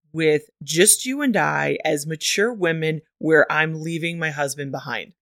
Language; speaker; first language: English; native; English